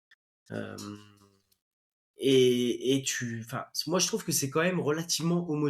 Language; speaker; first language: French; native; French